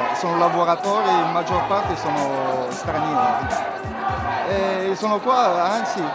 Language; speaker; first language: Italian; non-native, fluent; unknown